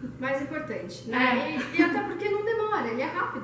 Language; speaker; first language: Portuguese; native; Portuguese